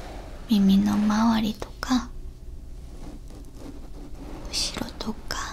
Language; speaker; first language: Japanese; non-native, learner; Korean